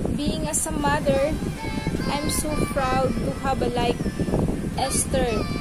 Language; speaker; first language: English; non-native, local second language; Filipino